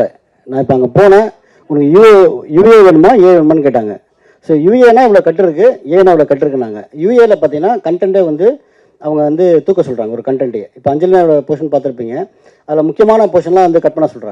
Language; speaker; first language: Tamil; native; Tamil